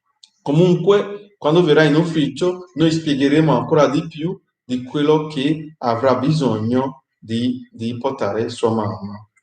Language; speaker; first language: Italian; non-native, fluent; English